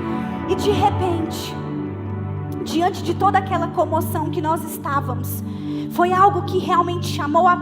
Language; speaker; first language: Portuguese; native; Portuguese